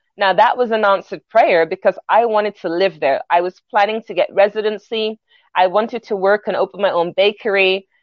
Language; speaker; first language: English; native; English